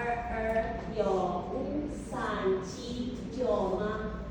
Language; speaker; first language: Chinese; non-native, learner; Filipino